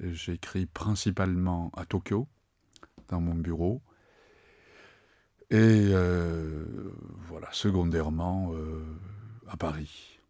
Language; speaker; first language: French; non-native, fluent; Japanese